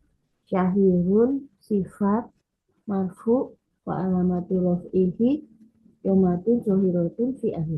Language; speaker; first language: Arabic; non-native, learner; Indonesian